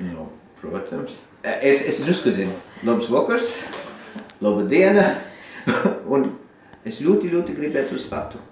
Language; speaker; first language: Latvian; non-native, learner; Sinhala